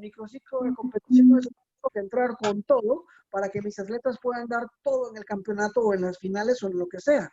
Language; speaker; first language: Spanish; native; Spanish